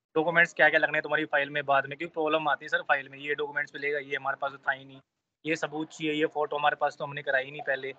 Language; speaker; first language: Hindi; native; Hindi